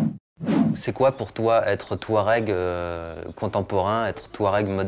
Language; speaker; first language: French; native; French